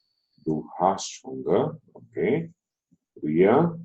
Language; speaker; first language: German; non-native, fluent; Telugu